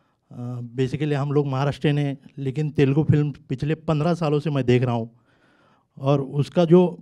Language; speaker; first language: Hindi; non-native, local second language; Marathi